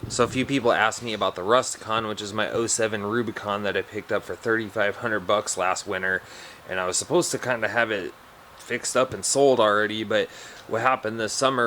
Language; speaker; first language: English; native; English